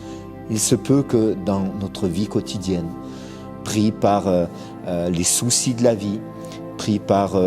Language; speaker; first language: French; native; French